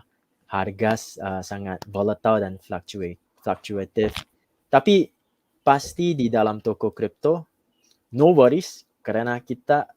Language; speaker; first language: Indonesian; non-native, fluent; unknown